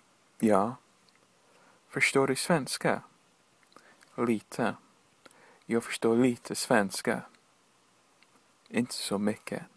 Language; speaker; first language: Swedish; non-native, learner; English